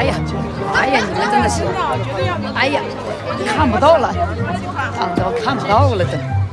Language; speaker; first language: Chinese; native; Chinese